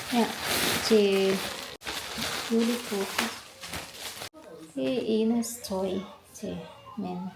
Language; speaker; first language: Danish; non-native, learner; Filipino